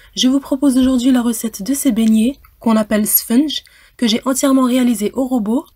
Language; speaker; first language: French; non-native, local second language; Arabic